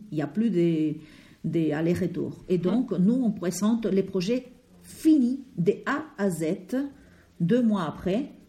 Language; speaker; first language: French; non-native, fluent; Spanish